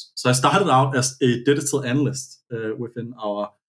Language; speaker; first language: English; non-native, fluent; Danish